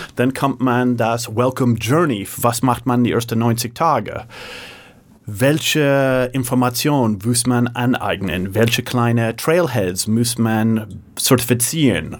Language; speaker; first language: German; non-native, fluent; English